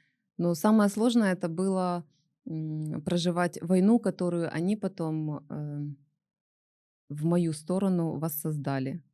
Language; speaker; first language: Russian; native; Russian